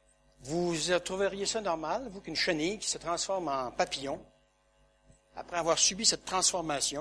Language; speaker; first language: French; native; French